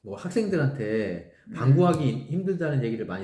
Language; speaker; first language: Korean; native; Korean